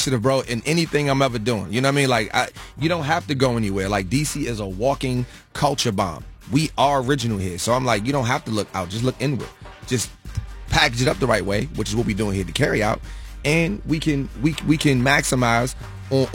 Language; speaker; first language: English; native; English